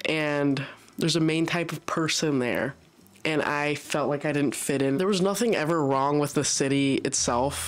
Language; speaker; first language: English; early bilingual, other home language; Spanish